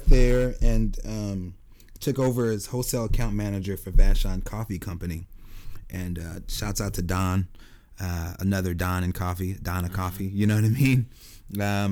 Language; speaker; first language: English; native; English